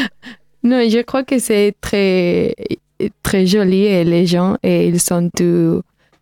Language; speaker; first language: French; non-native, learner; Spanish